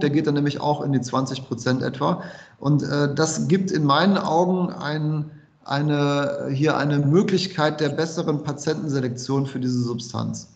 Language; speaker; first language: German; native; German